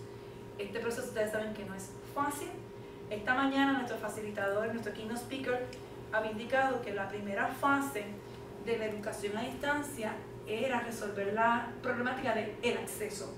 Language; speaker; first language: Spanish; native; Spanish